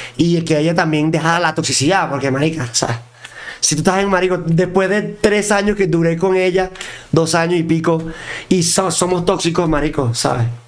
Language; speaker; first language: Spanish; native; Spanish